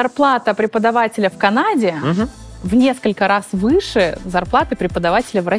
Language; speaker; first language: Russian; native; Russian